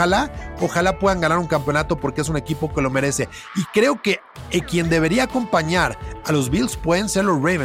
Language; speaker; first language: Spanish; native; Spanish